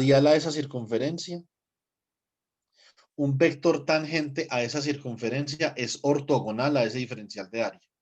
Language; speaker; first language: Spanish; native; Spanish